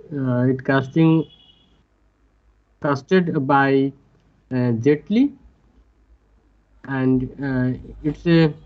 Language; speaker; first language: English; non-native, learner; Bangla